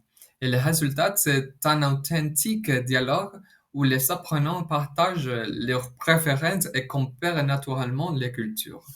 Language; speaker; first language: French; non-native, fluent; Spanish